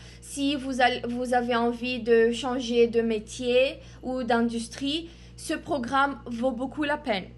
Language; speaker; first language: French; non-native, fluent; Portuguese